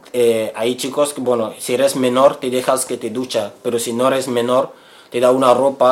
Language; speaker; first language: Spanish; non-native, learner; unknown